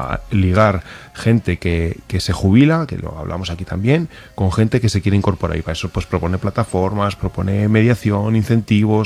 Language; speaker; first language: Spanish; native; Spanish